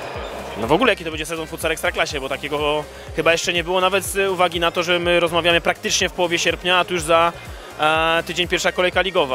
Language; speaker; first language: Polish; native; Polish